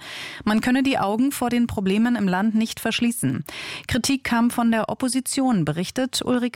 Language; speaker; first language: German; native; German